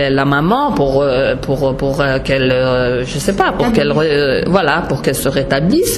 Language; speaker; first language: French; non-native, local second language; Arabic